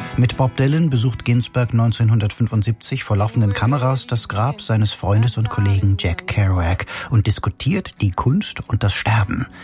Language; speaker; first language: German; native; German